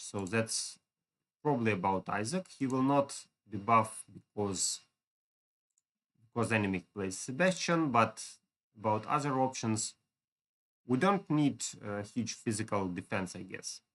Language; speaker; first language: English; non-native, fluent; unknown